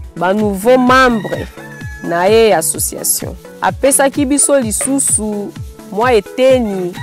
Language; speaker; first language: Lingala; native; Lingala